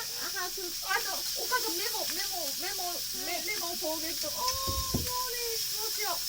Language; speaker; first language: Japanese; non-native, learner; Thai